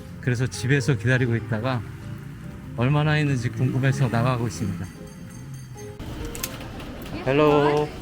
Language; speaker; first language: Korean; native; Korean